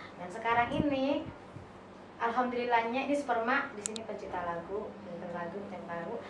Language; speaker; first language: Indonesian; non-native, local second language; Javanese